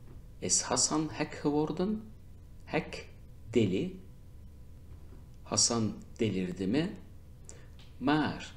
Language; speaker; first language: Dutch; non-native, learner; Turkish